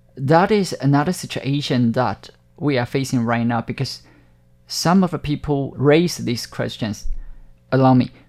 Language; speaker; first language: English; non-native, fluent; Hakka Chinese